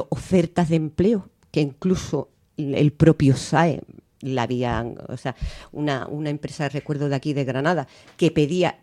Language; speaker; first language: Spanish; native; Spanish